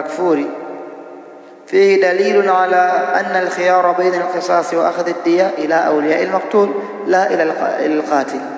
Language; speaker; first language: Arabic; non-native, fluent; Swahili